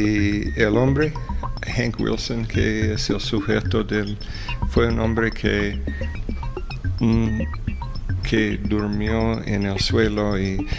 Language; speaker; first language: Spanish; non-native, fluent; English